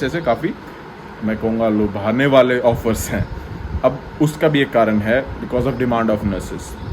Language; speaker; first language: Hindi; native; Hindi